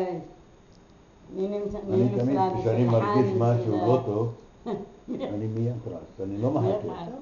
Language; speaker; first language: Hebrew; non-native, fluent; Arabic